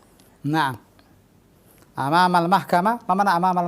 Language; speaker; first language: Arabic; non-native, fluent; Indonesian